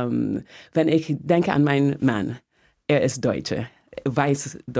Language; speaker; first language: German; non-native, fluent; English